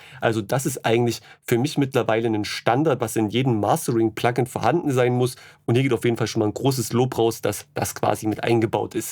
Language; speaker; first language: German; native; German